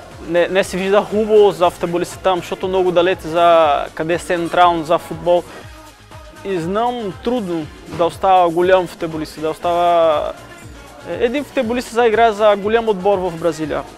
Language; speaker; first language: Bulgarian; non-native, learner; Portuguese